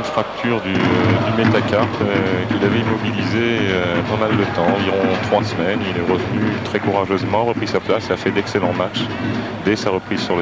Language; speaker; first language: French; native; French